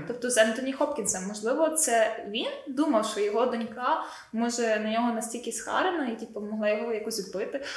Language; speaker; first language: Ukrainian; non-native, local second language; Russian